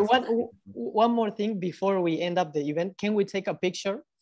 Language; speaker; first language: English; non-native, fluent; Spanish